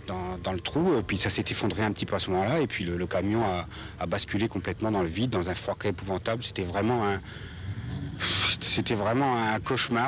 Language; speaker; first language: French; native; French